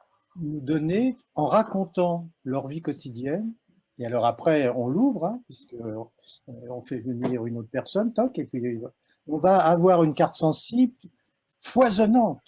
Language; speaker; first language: French; native; French